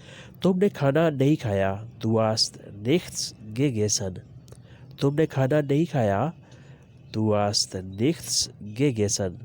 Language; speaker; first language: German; non-native, learner; Urdu